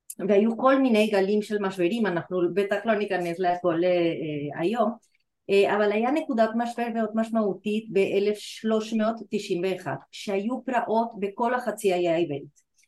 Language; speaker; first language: Hebrew; non-native, fluent; Spanish